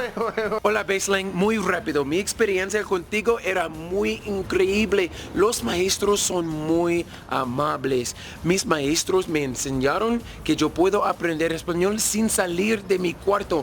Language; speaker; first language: Spanish; non-native, learner; English